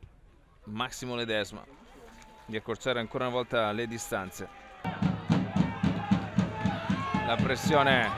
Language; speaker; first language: Italian; native; Italian